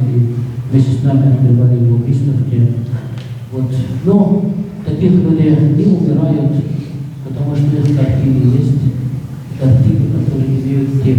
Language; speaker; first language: Russian; non-native, fluent; Arabic